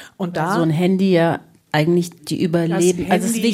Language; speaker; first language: German; native; German